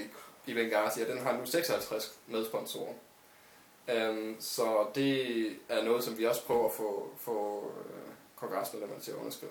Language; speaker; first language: Danish; native; Danish